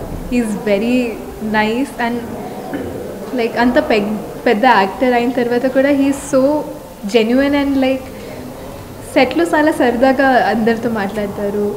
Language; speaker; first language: Telugu; non-native, fluent; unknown